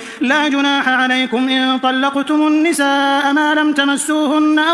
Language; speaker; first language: Arabic; native; Arabic